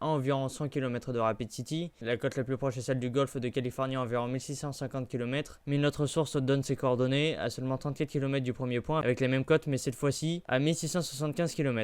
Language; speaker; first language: French; native; French